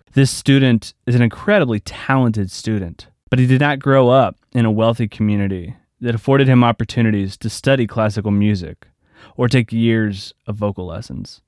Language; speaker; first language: English; native; English